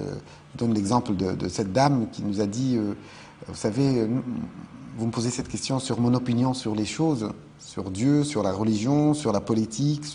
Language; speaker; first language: French; non-native, local second language; Arabic